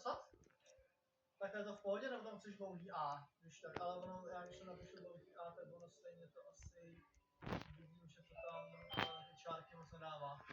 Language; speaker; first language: Czech; native; Czech